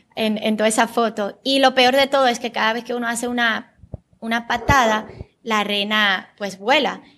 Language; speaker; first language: Spanish; early bilingual, other home language; Bulgarian